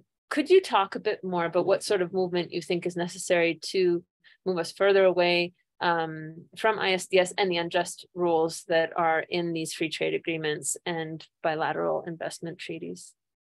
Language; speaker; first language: English; native; English